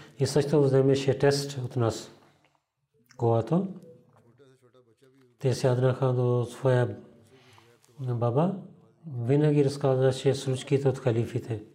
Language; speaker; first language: Bulgarian; non-native, learner; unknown